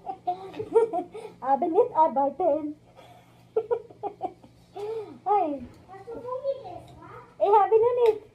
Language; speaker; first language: German; non-native, learner; Filipino